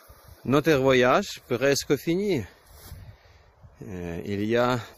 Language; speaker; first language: French; non-native, learner; Ukrainian